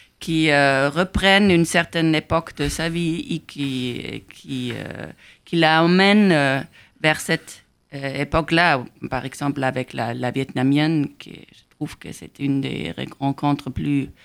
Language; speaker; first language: French; non-native, fluent; German